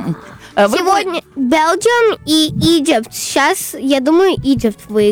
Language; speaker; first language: Russian; early bilingual, heritage; Russian